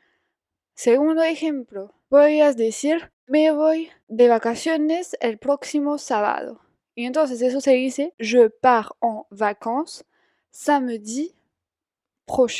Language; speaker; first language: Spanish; non-native, fluent; French